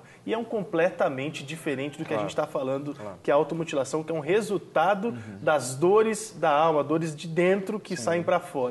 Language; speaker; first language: Portuguese; native; Portuguese